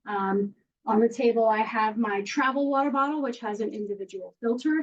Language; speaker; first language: English; native; English